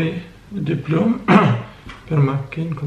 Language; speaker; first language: French; non-native, learner; Albanian